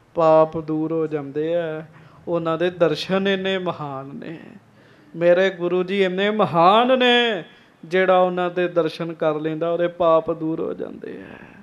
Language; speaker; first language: Punjabi; native; Punjabi